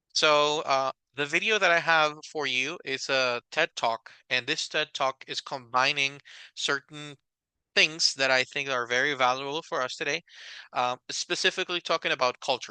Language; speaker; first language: English; non-native, fluent; Spanish